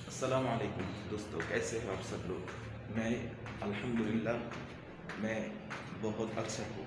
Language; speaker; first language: Hindi; non-native, learner; Bangla